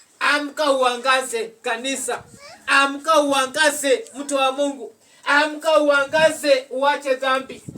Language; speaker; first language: Swahili; non-native, local second language; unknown